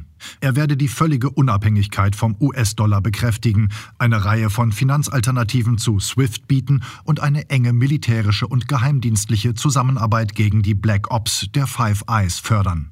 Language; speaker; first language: German; native; German